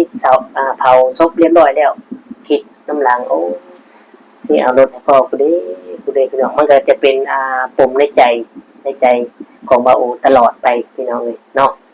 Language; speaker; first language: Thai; non-native, local second language; Lao